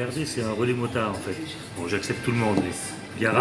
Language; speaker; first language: French; native; French